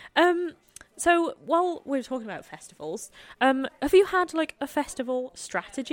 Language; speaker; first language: English; native; English